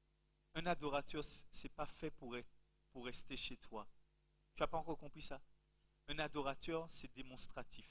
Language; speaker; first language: French; native; French